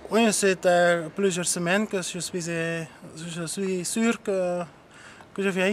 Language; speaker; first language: French; non-native, local second language; Dutch